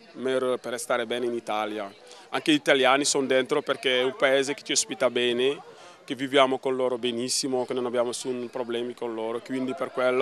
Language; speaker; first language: Italian; non-native, fluent; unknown